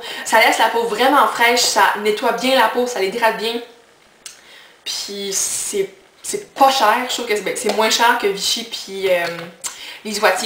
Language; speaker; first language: French; native; French